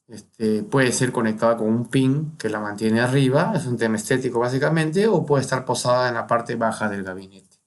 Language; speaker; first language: Spanish; native; Spanish